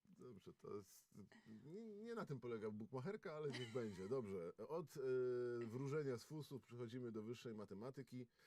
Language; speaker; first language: Polish; native; Polish